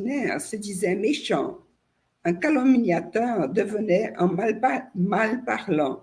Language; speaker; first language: French; non-native, fluent; Portuguese